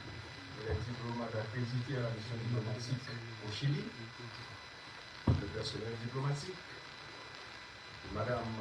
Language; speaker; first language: French; non-native, local second language; Haitian Creole